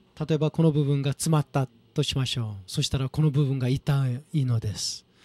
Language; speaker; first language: Japanese; non-native, fluent; Korean